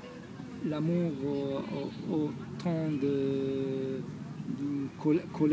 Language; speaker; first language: French; non-native, fluent; Italian